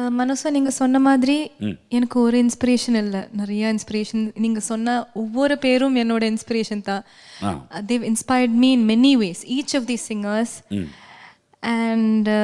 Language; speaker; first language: Tamil; non-native, local second language; Malayalam